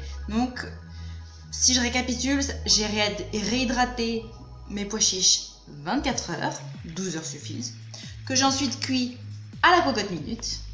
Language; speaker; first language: French; native; French